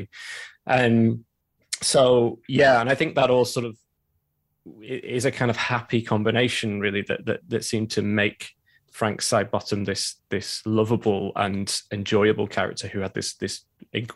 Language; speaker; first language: English; native; English